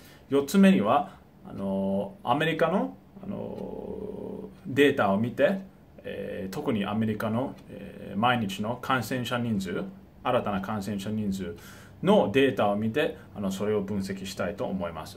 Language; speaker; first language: Japanese; early bilingual, heritage; Japanese